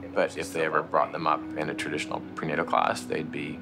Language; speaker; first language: English; native; English